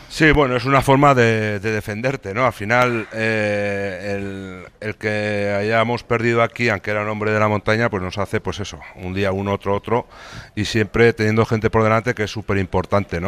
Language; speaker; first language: Spanish; native; Spanish